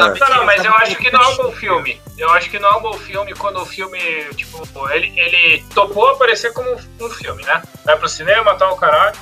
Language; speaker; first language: Portuguese; native; Portuguese